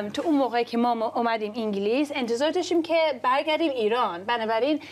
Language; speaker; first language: Persian; early bilingual, heritage; Persian